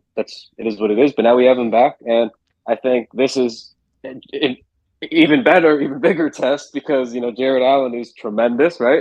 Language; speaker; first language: English; native; English